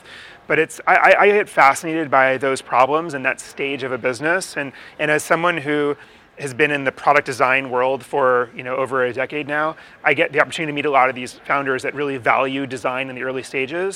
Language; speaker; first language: English; native; English